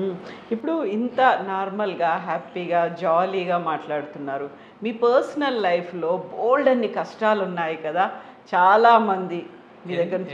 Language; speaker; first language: Telugu; native; Telugu